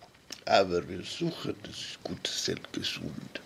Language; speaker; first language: German; non-native, learner; English